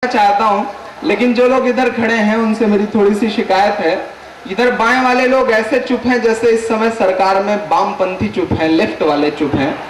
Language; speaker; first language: Hindi; native; Hindi